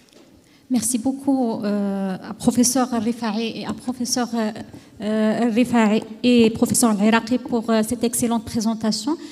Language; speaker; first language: French; non-native, local second language; Arabic